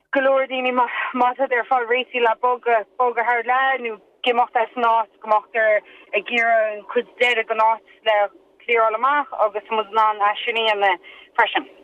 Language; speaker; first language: Irish; native; Irish